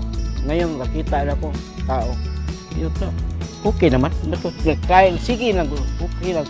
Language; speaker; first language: Filipino; non-native, local second language; Cebuano